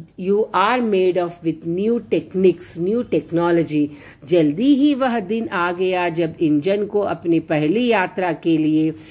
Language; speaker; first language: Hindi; non-native, local second language; Telugu